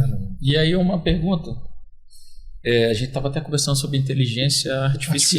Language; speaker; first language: Portuguese; native; Portuguese